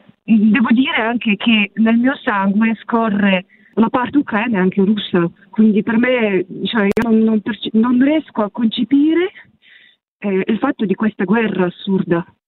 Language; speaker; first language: Italian; non-native, fluent; Russian